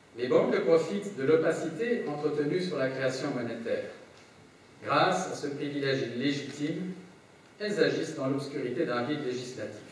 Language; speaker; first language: French; native; French